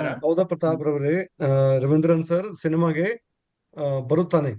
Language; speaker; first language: Kannada; non-native, learner; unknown